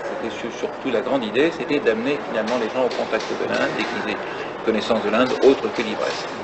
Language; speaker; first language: French; native; French